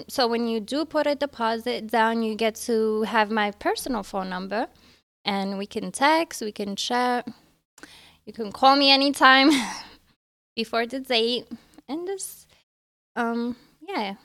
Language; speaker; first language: English; early bilingual, other home language; Arabic